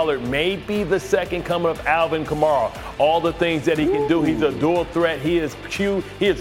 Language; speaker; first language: English; native; English